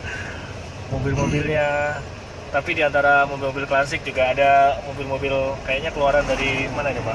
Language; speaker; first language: Indonesian; native; Indonesian